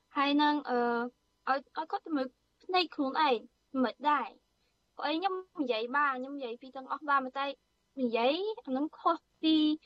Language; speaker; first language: Khmer; early bilingual, heritage; Khmer